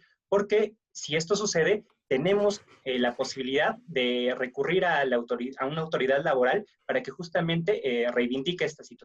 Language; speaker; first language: Spanish; native; Spanish